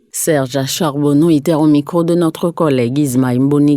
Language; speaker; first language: French; native; French